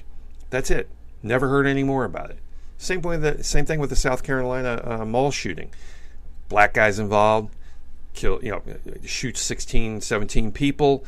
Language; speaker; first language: English; native; English